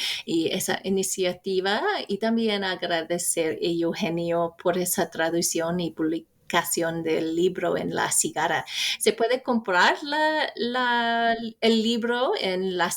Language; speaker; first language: Spanish; non-native, fluent; English